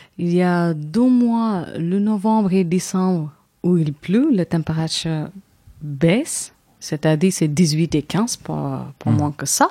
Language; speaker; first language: French; non-native, fluent; Tamil